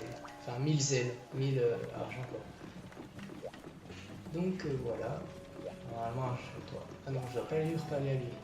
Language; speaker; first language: French; native; French